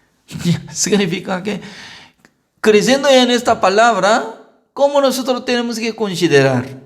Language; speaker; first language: Spanish; non-native, learner; Korean